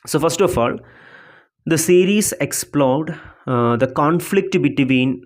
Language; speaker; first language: English; non-native, local second language; Malayalam